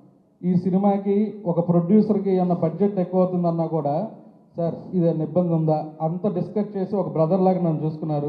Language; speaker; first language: Telugu; native; Telugu